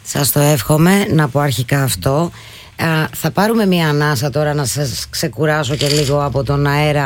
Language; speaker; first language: Greek; native; Greek